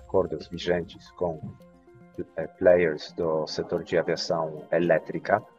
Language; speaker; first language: Portuguese; non-native, fluent; Polish